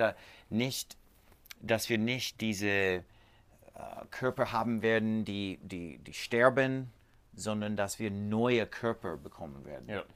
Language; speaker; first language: German; non-native, learner; English